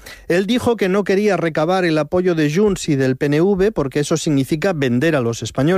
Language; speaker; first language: Spanish; native; Spanish